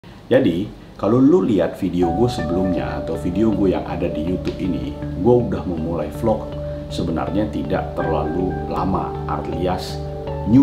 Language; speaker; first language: Indonesian; native; Indonesian